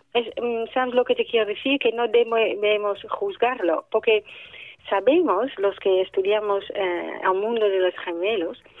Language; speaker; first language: Spanish; non-native, fluent; Dutch